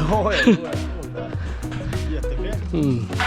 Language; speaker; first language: Swedish; non-native, learner; Vietnamese